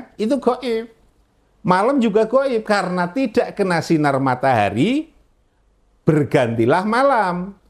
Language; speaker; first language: Indonesian; non-native, local second language; Javanese